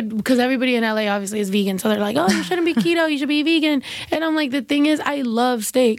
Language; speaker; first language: English; early bilingual, other home language; Spanish